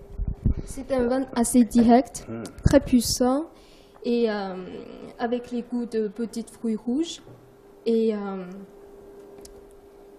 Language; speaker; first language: French; non-native, learner; Chinese